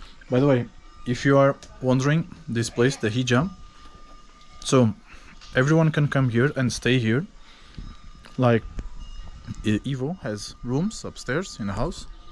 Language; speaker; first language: English; non-native, fluent; Portuguese